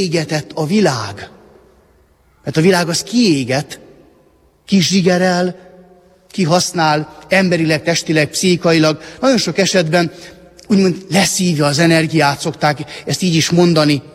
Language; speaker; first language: Hungarian; native; Hungarian